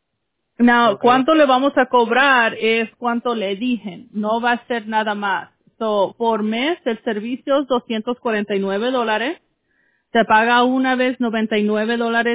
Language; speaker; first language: Spanish; early bilingual, heritage; English